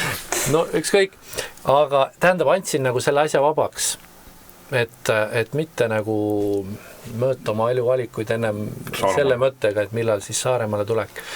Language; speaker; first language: Estonian; native; Estonian